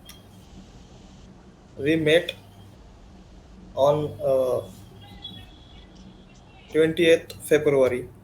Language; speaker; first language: English; non-native, learner; Hindi